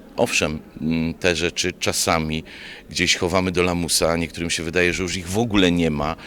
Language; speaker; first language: Polish; non-native, local second language; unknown